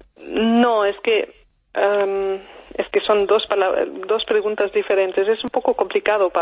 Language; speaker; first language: Spanish; non-native, fluent; German